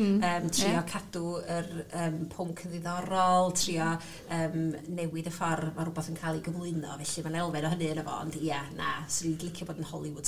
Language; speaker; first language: Welsh; native; Welsh